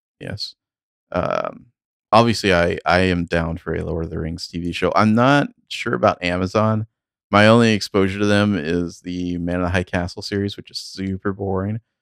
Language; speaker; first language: English; native; English